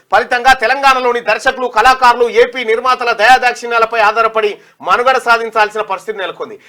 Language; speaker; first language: Telugu; native; Telugu